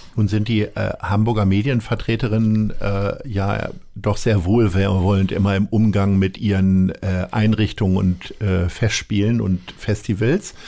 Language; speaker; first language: German; native; German